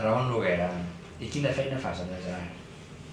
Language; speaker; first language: Catalan; native; Catalan